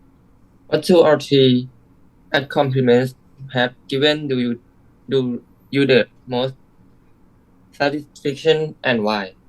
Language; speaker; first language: English; non-native, learner; Thai